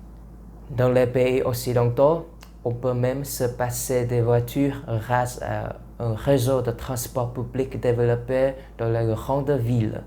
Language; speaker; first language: French; non-native, learner; Vietnamese